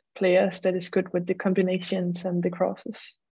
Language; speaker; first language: English; non-native, fluent; Danish